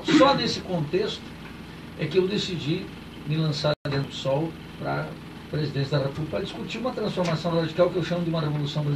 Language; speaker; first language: Portuguese; native; Portuguese